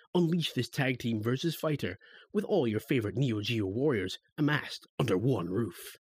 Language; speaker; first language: English; native; English